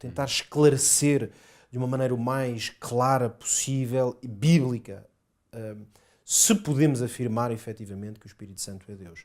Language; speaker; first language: Portuguese; native; Portuguese